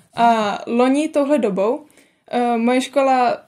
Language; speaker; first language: Czech; native; Czech